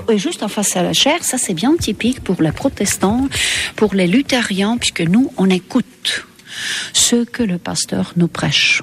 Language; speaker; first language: French; non-native, fluent; Estonian